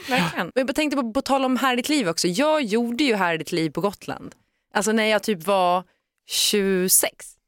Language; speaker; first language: Swedish; native; Swedish